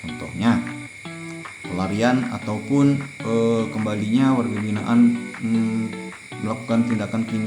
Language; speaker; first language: Indonesian; native; Indonesian